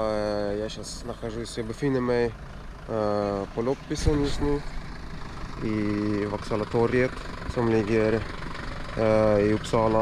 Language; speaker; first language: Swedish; early bilingual, other home language; Russian